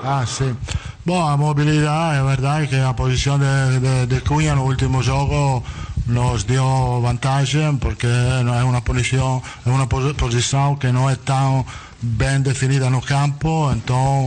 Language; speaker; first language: Portuguese; non-native, learner; Italian